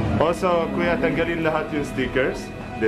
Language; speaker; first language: Filipino; non-native, learner; Arabic